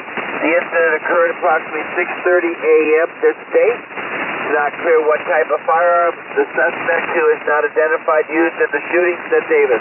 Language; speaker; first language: English; native; English